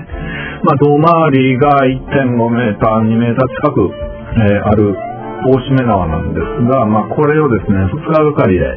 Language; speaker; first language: Japanese; native; Japanese